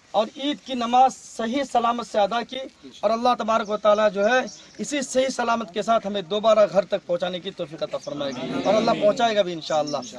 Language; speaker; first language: Urdu; native; Urdu